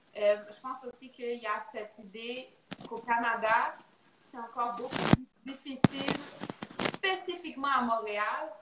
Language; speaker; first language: French; native; French